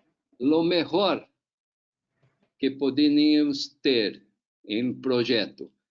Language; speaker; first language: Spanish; non-native, learner; Portuguese